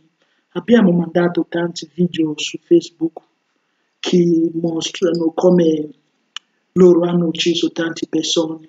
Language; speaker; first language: Italian; non-native, fluent; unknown